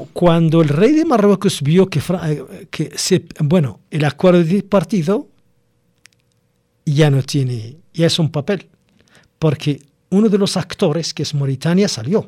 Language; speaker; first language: Spanish; non-native, local second language; Arabic